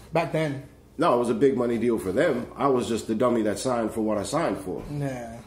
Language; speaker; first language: English; native; English